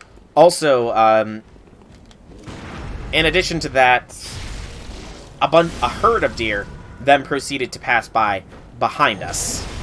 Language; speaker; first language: English; native; English